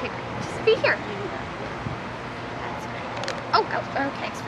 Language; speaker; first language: English; native; English